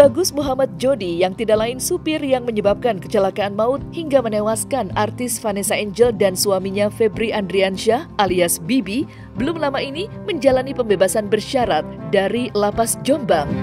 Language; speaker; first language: Indonesian; native; Indonesian